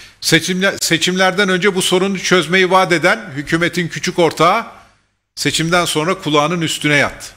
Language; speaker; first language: Turkish; native; Turkish